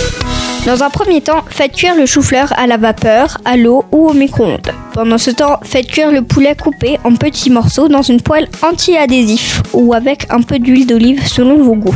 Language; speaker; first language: French; native; French